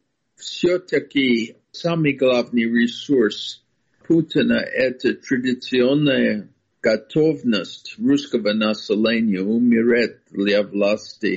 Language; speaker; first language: Russian; non-native, fluent; English